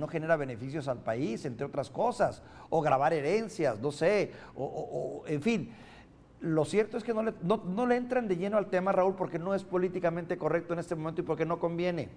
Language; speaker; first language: Spanish; native; Spanish